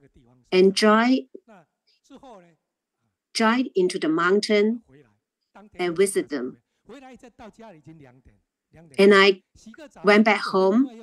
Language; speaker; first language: English; non-native, learner; Chinese